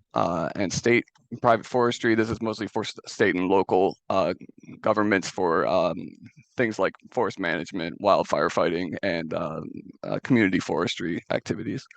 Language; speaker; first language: English; native; English